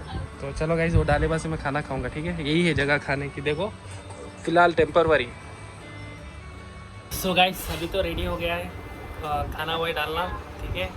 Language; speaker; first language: Hindi; non-native, local second language; Bangla